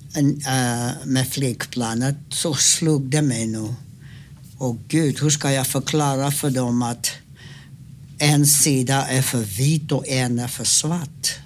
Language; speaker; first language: Swedish; non-native, fluent; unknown